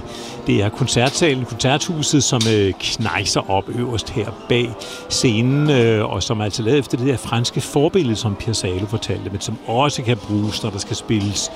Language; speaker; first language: Danish; native; Danish